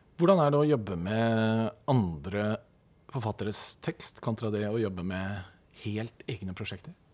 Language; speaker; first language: Norwegian; native; Norwegian